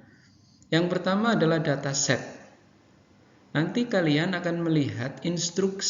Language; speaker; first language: Indonesian; native; Indonesian